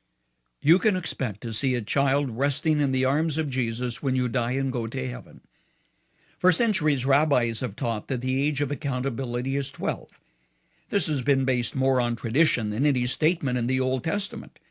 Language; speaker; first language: English; native; English